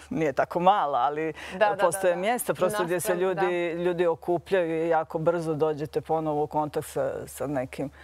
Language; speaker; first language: Croatian; native; Croatian